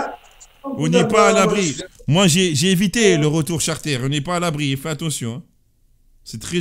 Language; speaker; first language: French; native; French